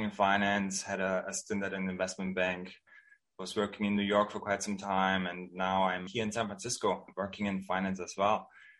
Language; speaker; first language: English; non-native, fluent; German